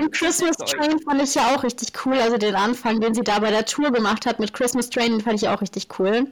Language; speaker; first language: German; native; German